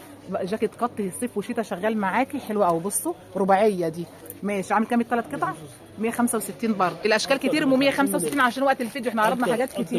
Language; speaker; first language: Arabic; native; Arabic